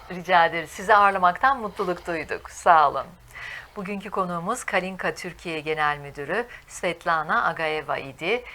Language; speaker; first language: Turkish; native; Turkish